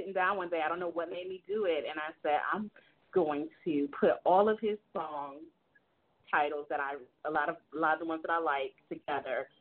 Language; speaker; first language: English; native; English